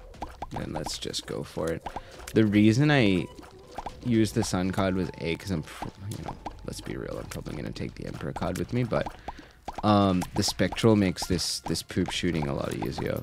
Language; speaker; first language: English; native; English